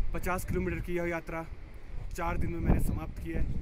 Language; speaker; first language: Hindi; native; Hindi